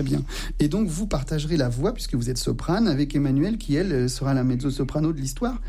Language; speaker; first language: French; native; French